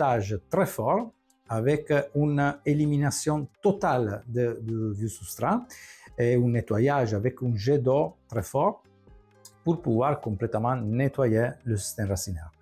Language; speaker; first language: French; non-native, fluent; Italian